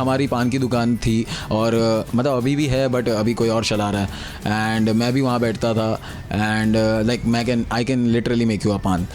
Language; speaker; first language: Hindi; non-native, local second language; Tulu